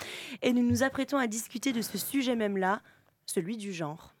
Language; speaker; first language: French; native; French